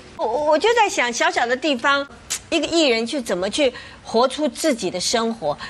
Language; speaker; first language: Chinese; native; Chinese